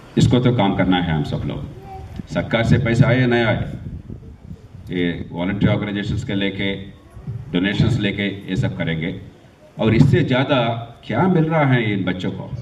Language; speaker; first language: Hindi; non-native, local second language; Marathi